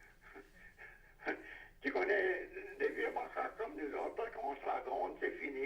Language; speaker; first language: French; native; French